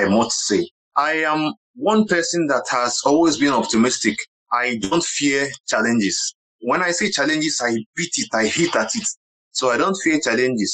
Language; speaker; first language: English; non-native, local second language; Igbo